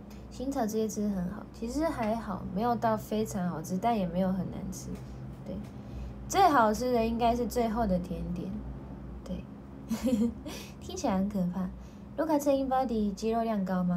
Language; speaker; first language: Chinese; non-native, fluent; Japanese